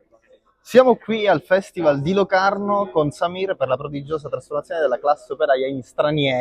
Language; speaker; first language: Italian; native; Italian